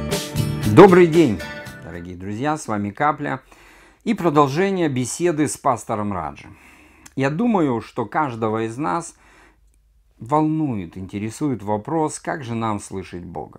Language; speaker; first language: Russian; native; Russian